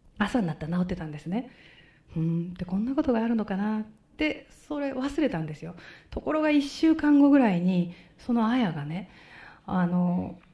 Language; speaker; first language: Japanese; native; Japanese